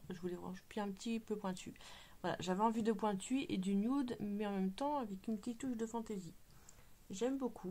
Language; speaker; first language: French; native; French